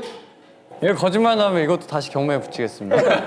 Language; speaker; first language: Korean; native; Korean